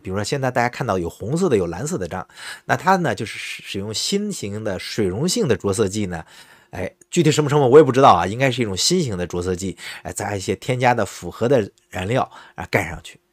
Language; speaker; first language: Chinese; native; Chinese